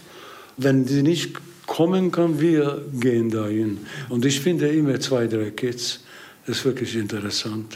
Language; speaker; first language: German; non-native, learner; Hungarian